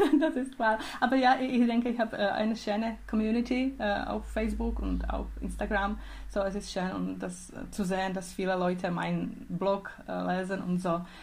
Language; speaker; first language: German; non-native, learner; Czech